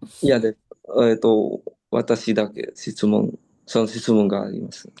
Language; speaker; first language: Japanese; non-native, learner; Indonesian